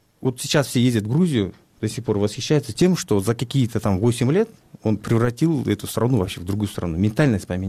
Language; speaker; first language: Russian; non-native, local second language; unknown